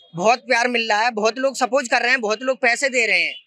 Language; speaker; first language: Hindi; native; Hindi